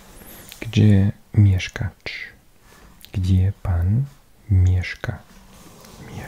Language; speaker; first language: Polish; non-native, learner; English